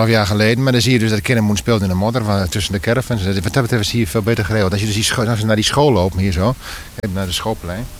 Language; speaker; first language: Dutch; native; Dutch